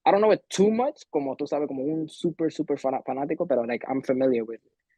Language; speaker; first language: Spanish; early bilingual, heritage; Spanish